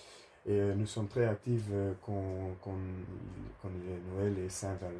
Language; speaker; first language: French; non-native, learner; Dutch